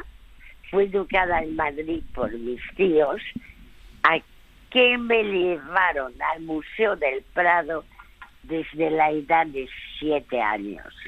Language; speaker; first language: Spanish; early bilingual, other home language; French